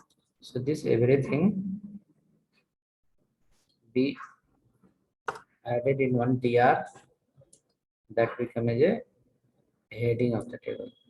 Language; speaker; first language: English; non-native, local second language; Telugu